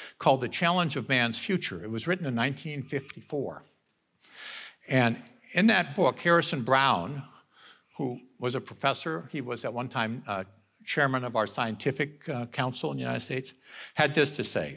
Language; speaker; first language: English; native; English